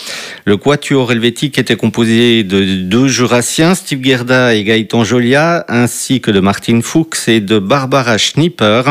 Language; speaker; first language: French; native; French